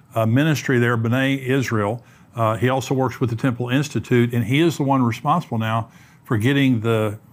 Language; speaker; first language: English; native; English